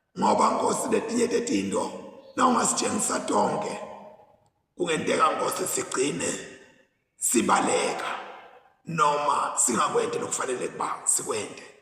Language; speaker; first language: Zulu; non-native, local second language; Swati